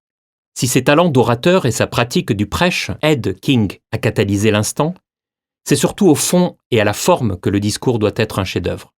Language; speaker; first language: French; native; French